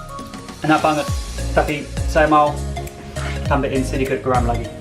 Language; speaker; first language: Indonesian; non-native, fluent; English